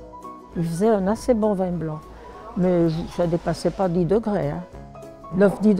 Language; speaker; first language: French; native; French